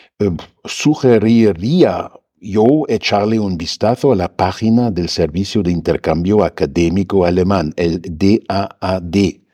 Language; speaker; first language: Spanish; non-native, fluent; German